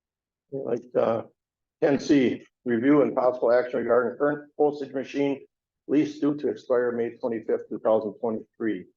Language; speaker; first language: English; native; English